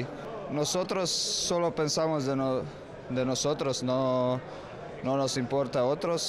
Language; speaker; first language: Spanish; non-native, learner; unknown